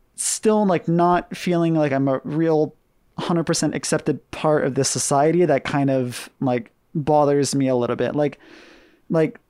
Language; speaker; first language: English; native; English